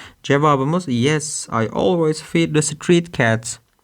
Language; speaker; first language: English; non-native, fluent; Turkish